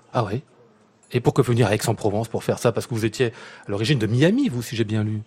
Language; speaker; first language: French; native; French